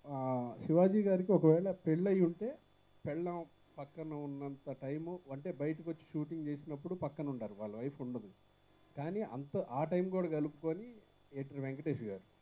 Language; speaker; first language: Telugu; native; Telugu